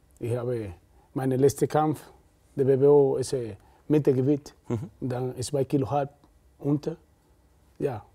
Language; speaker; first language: German; non-native, learner; Spanish